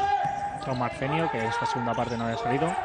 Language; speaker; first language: Spanish; native; Spanish